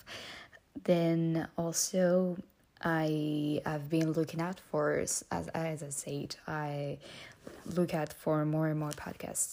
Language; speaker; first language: English; non-native, fluent; French